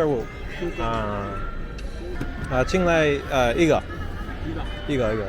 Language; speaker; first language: Chinese; non-native, learner; English